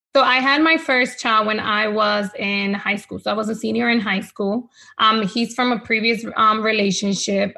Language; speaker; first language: English; non-native, fluent; Spanish